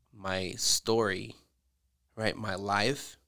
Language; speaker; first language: English; early bilingual, other home language; Spanish